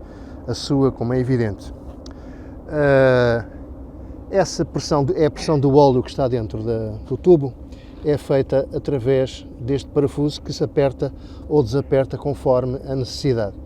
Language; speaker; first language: Portuguese; native; Portuguese